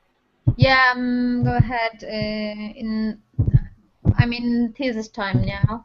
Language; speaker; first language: English; non-native, learner; Turkish